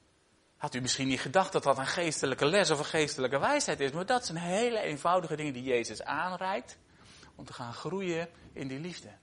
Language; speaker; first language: Dutch; native; Dutch